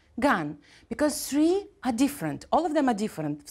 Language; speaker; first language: English; non-native, fluent; Ukrainian